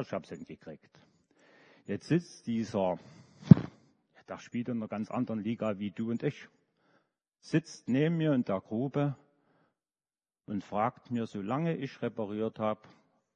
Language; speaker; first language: German; native; German